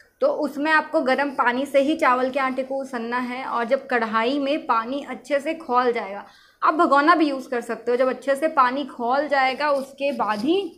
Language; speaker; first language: Hindi; native; Hindi